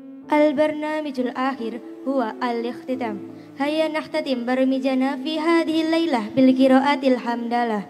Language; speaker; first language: Arabic; non-native, learner; Indonesian